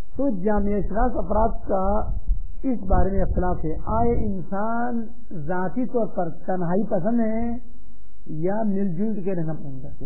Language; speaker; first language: Urdu; non-native, local second language; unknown